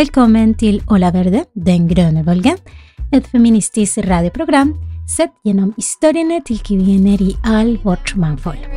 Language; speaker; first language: Norwegian; non-native, fluent; Spanish